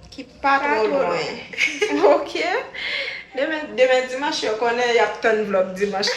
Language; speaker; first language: French; non-native, local second language; Haitian Creole